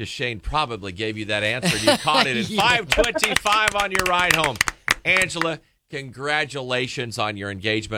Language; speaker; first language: English; native; English